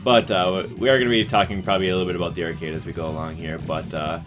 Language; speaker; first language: English; native; English